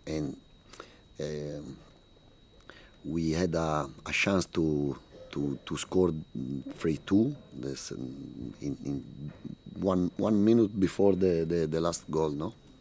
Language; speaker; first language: English; non-native, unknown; Italian